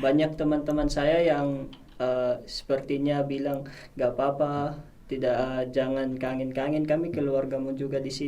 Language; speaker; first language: Indonesian; non-native, fluent; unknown